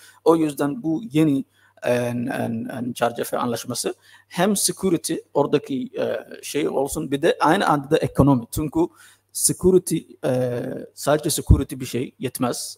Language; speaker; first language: Turkish; non-native, fluent; Somali